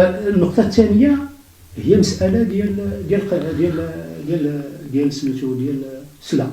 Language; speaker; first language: Arabic; native; Arabic